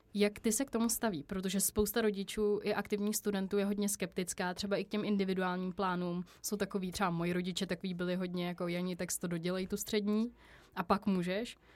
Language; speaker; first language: Czech; native; Czech